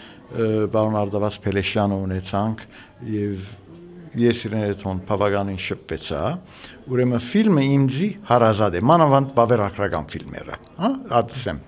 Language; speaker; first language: Armenian; early bilingual, heritage; Armenian